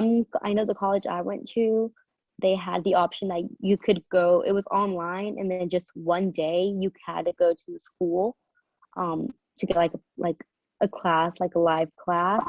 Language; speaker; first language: English; early bilingual, other home language; Spanish